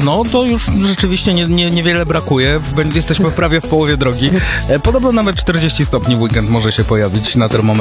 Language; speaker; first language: Polish; native; Polish